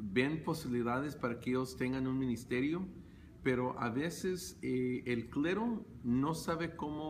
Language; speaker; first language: Spanish; early bilingual, heritage; Spanish